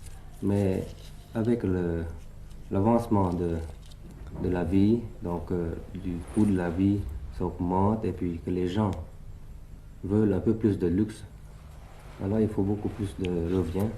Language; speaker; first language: French; early bilingual, other home language; Thai